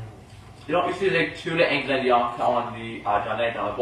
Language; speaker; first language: French; non-native, learner; English